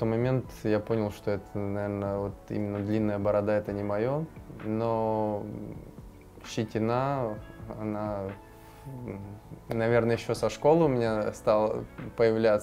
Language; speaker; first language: Russian; native; Russian